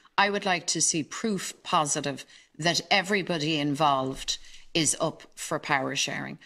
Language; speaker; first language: English; native; English